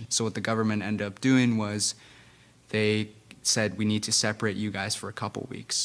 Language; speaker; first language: English; non-native, fluent; Spanish